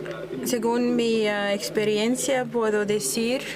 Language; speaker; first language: Spanish; non-native, fluent; German